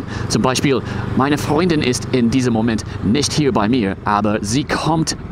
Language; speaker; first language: German; non-native, fluent; English